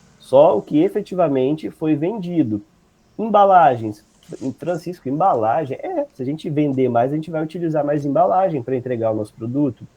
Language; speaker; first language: Portuguese; native; Portuguese